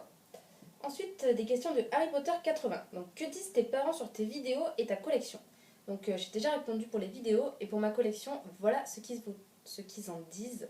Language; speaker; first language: French; native; French